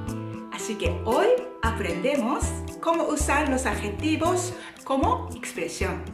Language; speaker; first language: Spanish; non-native, fluent; Japanese